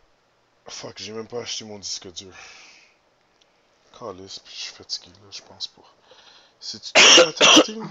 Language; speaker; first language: French; native; French